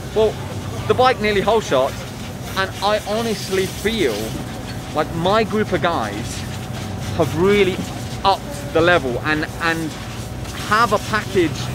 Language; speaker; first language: English; native; English